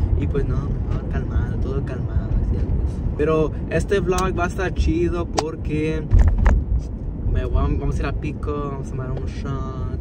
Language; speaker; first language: Spanish; early bilingual, heritage; Spanish